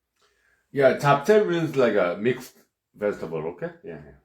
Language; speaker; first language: English; non-native, fluent; Korean